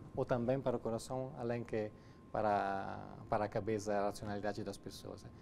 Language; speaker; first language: Portuguese; non-native, fluent; Italian